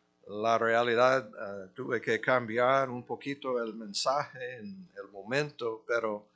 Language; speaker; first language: Spanish; non-native, fluent; English